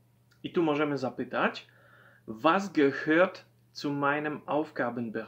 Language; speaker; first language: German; non-native, fluent; Polish